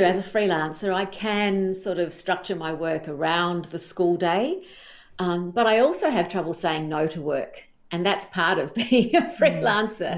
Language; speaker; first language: English; native; English